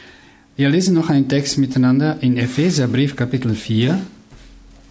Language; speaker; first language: German; non-native, fluent; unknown